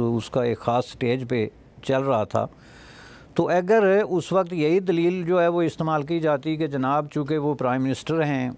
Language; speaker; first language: Urdu; non-native, local second language; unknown